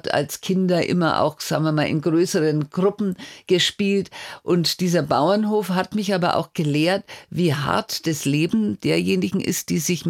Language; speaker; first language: German; native; German